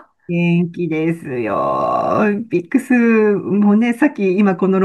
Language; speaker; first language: Japanese; native; Japanese